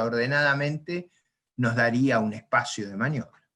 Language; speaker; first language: Spanish; native; Spanish